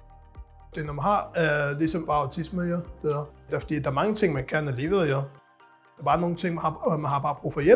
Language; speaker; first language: Danish; non-native, local second language; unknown